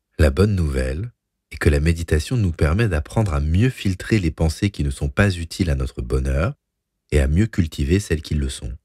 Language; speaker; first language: French; native; French